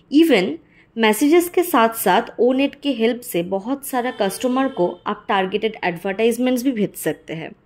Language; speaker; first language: Hindi; non-native, local second language; Bangla